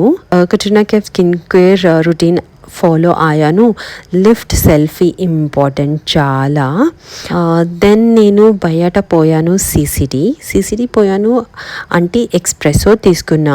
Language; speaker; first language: Telugu; non-native, learner; Kannada